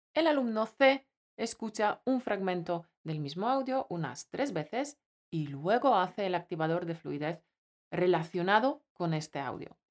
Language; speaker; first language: Spanish; non-native, fluent; Polish